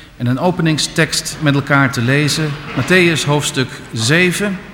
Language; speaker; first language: Dutch; native; Dutch